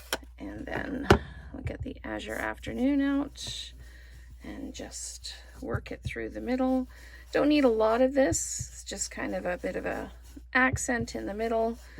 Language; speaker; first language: English; native; English